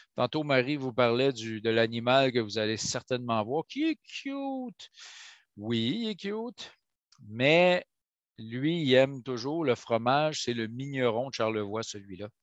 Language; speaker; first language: French; native; French